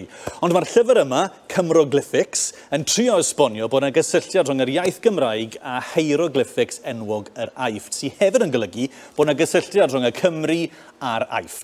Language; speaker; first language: Welsh; native; Welsh